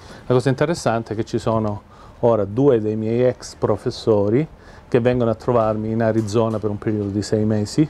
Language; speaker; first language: Italian; native; Italian